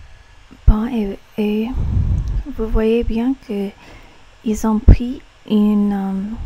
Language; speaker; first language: French; non-native, learner; English